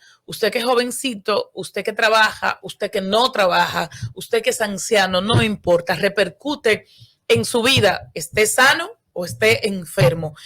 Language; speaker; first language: Spanish; native; Spanish